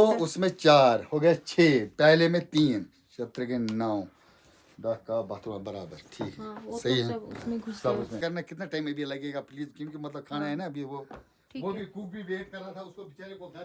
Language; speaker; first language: Hindi; non-native, local second language; Kashmiri